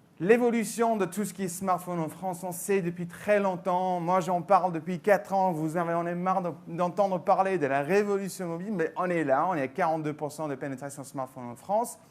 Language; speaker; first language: French; non-native, fluent; English